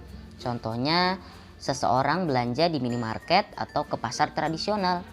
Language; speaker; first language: Indonesian; native; Indonesian